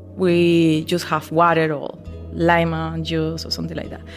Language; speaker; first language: English; non-native, learner; Spanish